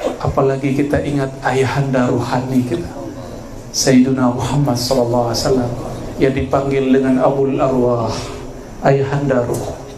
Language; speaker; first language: Malay; non-native, local second language; Minangkabau